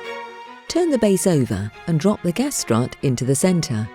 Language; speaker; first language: English; native; English